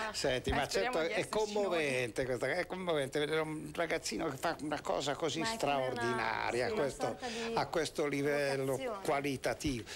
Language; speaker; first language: Italian; native; Italian